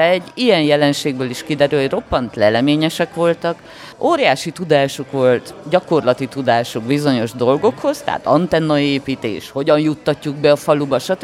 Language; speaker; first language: Hungarian; native; Hungarian